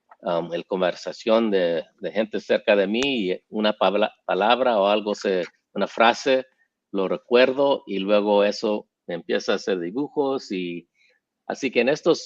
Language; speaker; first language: Spanish; early bilingual, heritage; English